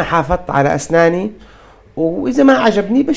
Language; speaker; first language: Arabic; native; Arabic